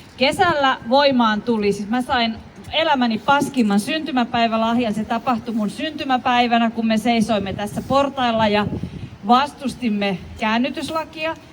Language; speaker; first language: Finnish; native; Finnish